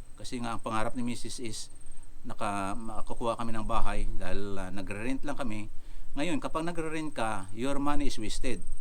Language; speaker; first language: Filipino; native; Filipino